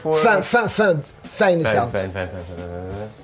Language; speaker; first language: Dutch; non-native, fluent; French